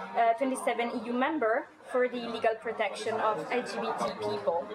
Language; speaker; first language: English; non-native, fluent; Italian